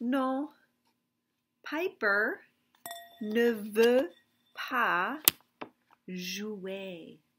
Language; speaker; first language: French; non-native, fluent; English